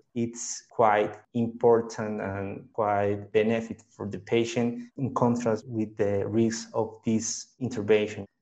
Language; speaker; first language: English; non-native, fluent; Spanish